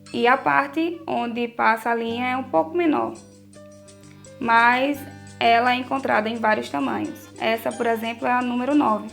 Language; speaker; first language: Portuguese; native; Portuguese